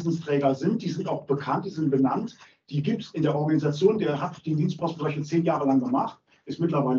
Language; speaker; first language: German; native; German